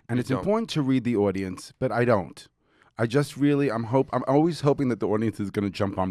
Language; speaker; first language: English; native; English